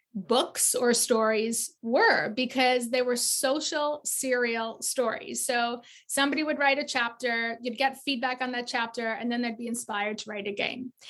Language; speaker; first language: English; native; English